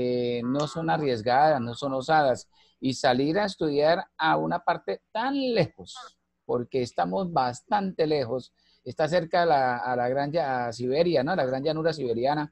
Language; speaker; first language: Spanish; native; Spanish